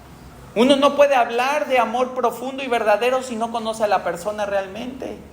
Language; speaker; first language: Spanish; native; Spanish